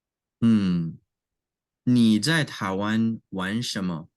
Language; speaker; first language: Chinese; non-native, learner; English